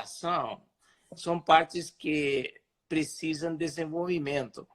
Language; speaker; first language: Portuguese; non-native, fluent; Spanish